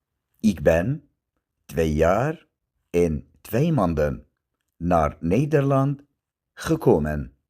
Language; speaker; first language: Dutch; non-native, learner; Kurdish